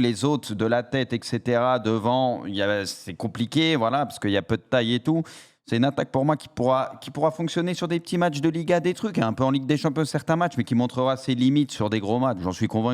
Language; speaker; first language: French; native; French